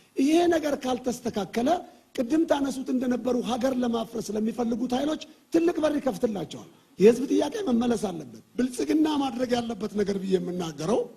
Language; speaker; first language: Amharic; non-native, local second language; Oromo